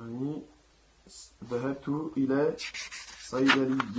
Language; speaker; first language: Arabic; non-native, learner; French